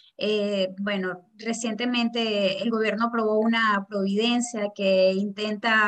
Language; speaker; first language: Spanish; native; Spanish